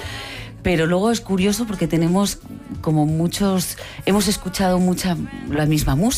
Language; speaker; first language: Spanish; native; Spanish